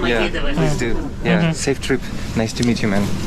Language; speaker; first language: English; non-native, fluent; Russian